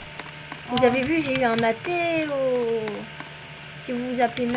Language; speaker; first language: French; native; French